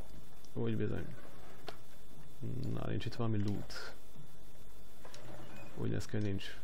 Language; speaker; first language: Hungarian; native; Hungarian